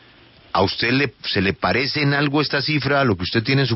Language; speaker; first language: Spanish; native; Spanish